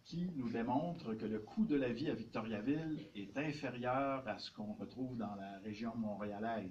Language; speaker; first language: French; native; French